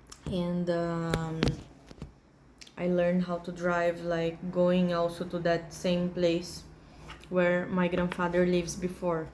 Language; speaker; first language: English; non-native, learner; Portuguese